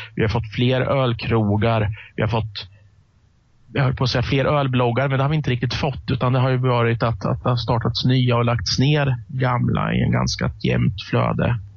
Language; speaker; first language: Swedish; native; Swedish